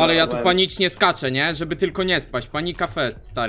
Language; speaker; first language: Polish; native; Polish